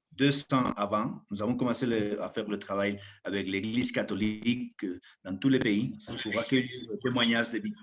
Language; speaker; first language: French; non-native, fluent; Spanish